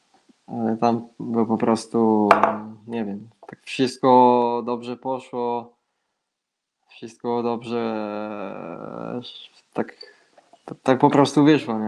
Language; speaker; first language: Polish; non-native, fluent; Italian